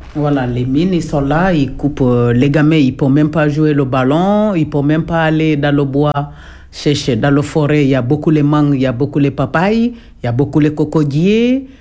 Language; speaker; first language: French; non-native, local second language; Jola-Fonyi